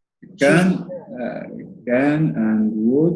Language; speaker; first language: English; non-native, learner; Arabic